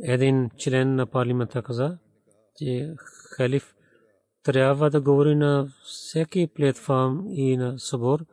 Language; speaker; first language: Bulgarian; non-native, learner; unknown